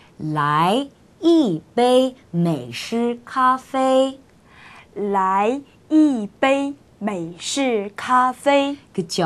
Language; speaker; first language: Chinese; non-native, fluent; Korean